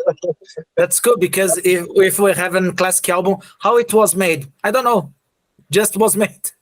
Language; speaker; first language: English; non-native, fluent; Portuguese